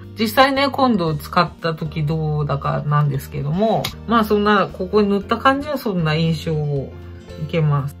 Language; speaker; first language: Japanese; native; Japanese